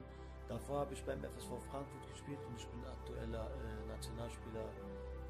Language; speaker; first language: German; early bilingual, other home language; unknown